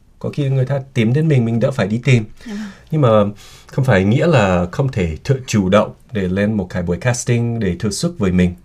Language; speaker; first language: Vietnamese; non-native, fluent; English